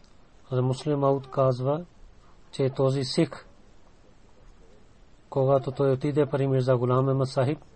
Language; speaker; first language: Bulgarian; non-native, learner; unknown